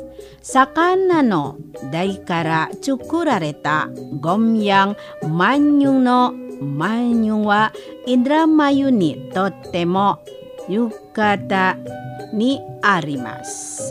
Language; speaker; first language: Japanese; non-native, fluent; Indonesian